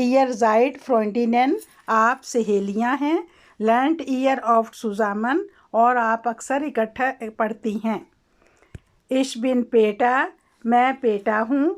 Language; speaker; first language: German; non-native, learner; Urdu